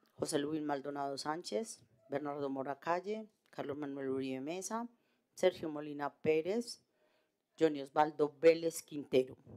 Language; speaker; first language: Spanish; native; Spanish